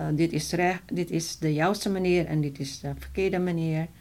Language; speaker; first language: Dutch; non-native, fluent; Filipino